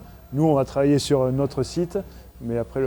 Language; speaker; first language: French; native; French